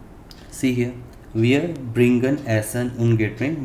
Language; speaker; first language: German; non-native, fluent; Hindi